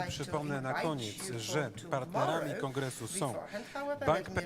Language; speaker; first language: Polish; native; Polish